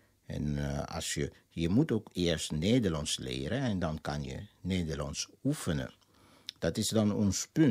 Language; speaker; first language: Dutch; non-native, fluent; Lingala